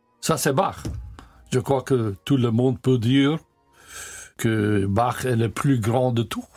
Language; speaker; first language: French; non-native, learner; English